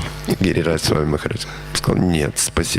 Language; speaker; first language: Russian; native; Russian